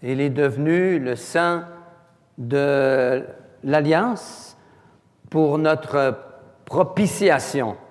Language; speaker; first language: French; native; French